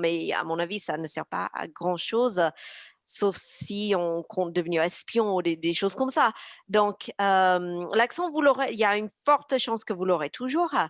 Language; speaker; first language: French; native; French